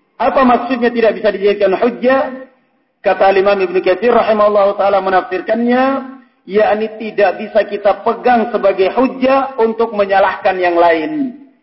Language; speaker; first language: Indonesian; native; Indonesian